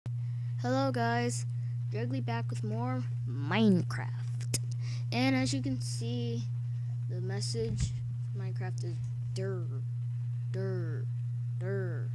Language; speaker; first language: English; native; English